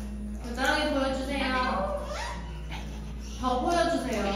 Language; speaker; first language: Korean; native; Korean